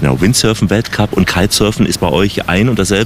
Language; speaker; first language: German; native; German